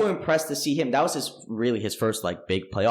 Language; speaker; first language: English; native; English